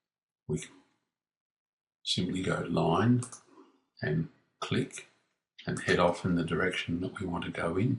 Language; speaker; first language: English; native; English